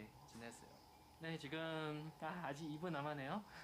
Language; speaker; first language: Korean; non-native, fluent; Chinese